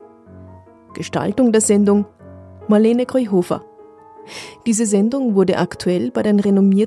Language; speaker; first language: German; native; German